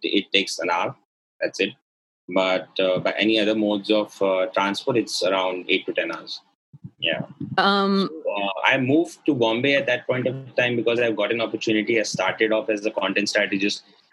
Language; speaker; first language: English; non-native, local second language; Gujarati